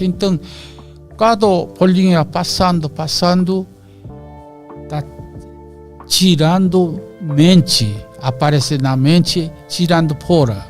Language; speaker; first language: Portuguese; non-native, learner; Korean